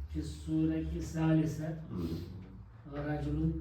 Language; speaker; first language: Arabic; non-native, learner; Kashmiri